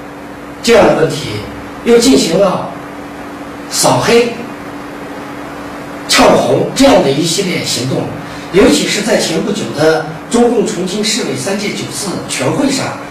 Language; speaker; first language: Chinese; native; Chinese